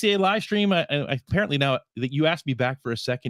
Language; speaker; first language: English; native; English